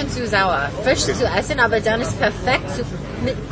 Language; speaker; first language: German; non-native, learner; Korean